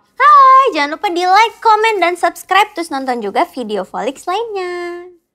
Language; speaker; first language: Indonesian; native; Indonesian